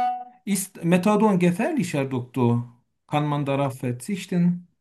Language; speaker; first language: German; non-native, learner; Turkish